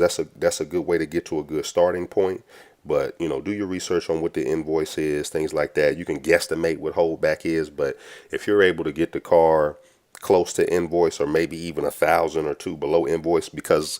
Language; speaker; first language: English; native; English